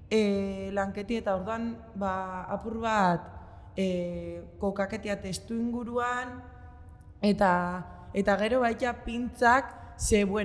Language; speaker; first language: Basque; native; Basque